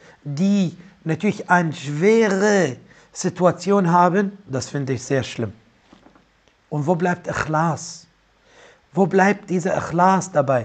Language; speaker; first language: German; non-native, fluent; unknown